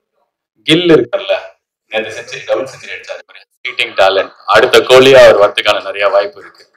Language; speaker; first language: Tamil; native; Tamil